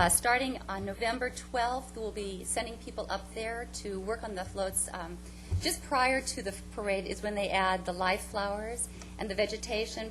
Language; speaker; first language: English; native; English